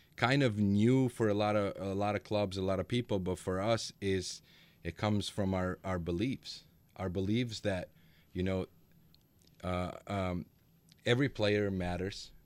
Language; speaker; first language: English; early bilingual, other home language; Macedonian